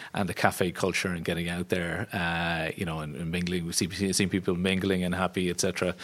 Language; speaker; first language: English; native; English